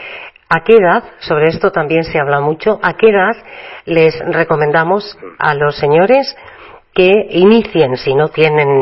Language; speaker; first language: Spanish; native; Spanish